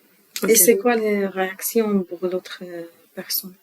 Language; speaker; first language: French; non-native, learner; Arabic